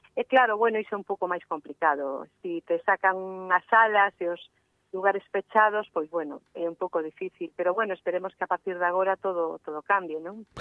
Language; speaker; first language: Galician; non-native, local second language; Spanish